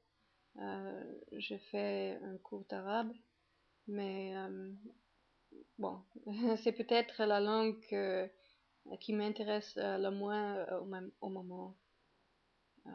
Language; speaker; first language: French; non-native, fluent; German